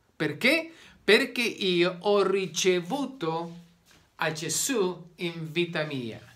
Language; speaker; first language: Italian; non-native, learner; Spanish